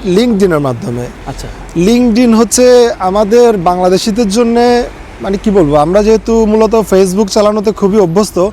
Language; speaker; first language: Bangla; native; Bangla